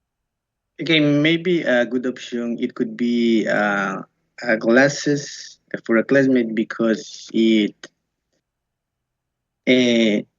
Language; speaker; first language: English; non-native, learner; Spanish